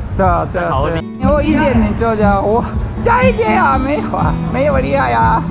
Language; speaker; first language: Chinese; non-native, learner; Japanese